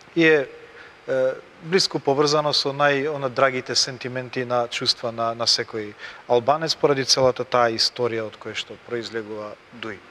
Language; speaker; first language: Macedonian; non-native, local second language; Albanian